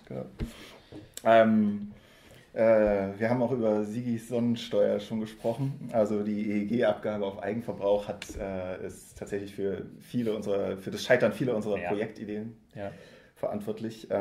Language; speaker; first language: German; native; German